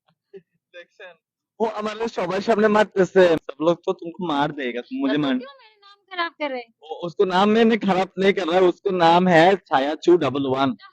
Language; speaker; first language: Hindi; non-native, learner; Bangla